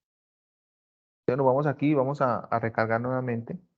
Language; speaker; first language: Spanish; native; Spanish